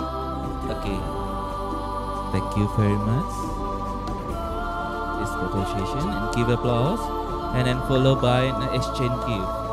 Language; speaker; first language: English; non-native, fluent; Indonesian